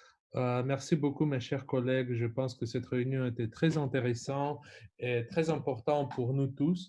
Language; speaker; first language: French; non-native, fluent; Russian